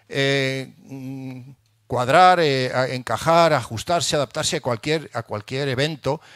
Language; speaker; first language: Spanish; native; Spanish